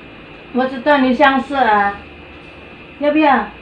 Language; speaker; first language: Chinese; non-native, learner; Indonesian